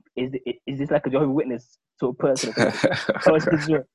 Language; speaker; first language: English; native; English